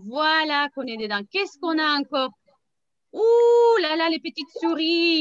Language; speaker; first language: French; native; French